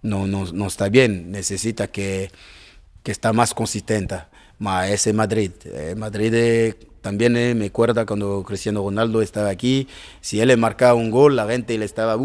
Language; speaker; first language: Spanish; non-native, learner; French